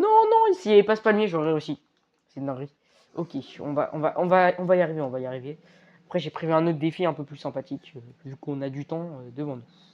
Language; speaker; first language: French; native; French